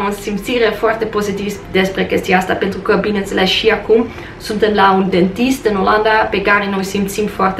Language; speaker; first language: Romanian; non-native, learner; Dutch